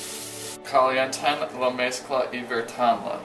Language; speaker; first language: Spanish; non-native, learner; English